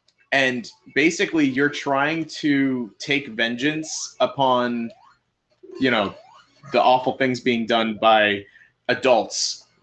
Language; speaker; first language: English; native; English